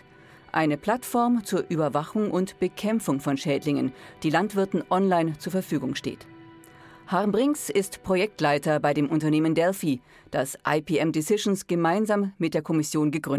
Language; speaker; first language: German; native; German